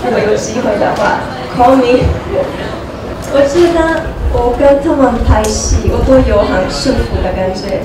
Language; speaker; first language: Chinese; non-native, learner; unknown